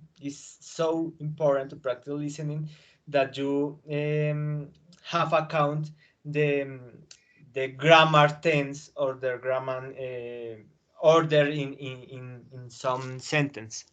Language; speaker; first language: English; non-native, learner; Spanish